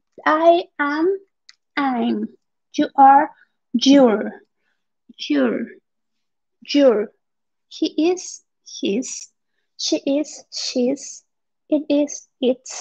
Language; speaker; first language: English; non-native, fluent; Spanish